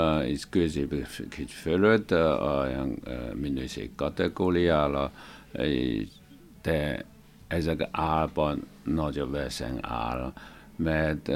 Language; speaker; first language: Hungarian; non-native, learner; Chinese